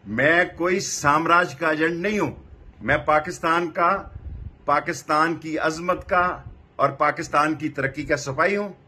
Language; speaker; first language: Urdu; non-native, local second language; Punjabi